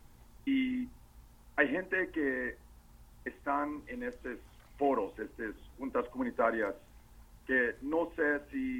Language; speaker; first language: Spanish; non-native, fluent; English